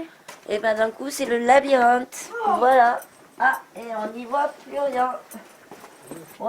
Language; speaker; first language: French; native; French